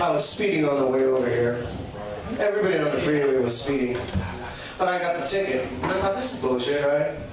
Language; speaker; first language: English; native; English